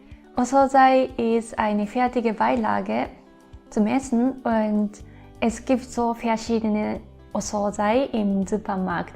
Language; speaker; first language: German; non-native, fluent; Japanese